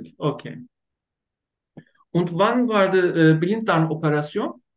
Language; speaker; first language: German; non-native, learner; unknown